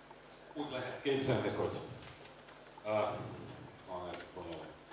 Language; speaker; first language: Hungarian; non-native, learner; Russian